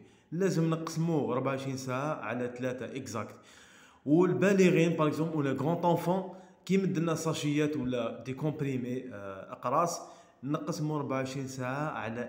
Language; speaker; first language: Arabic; native; Arabic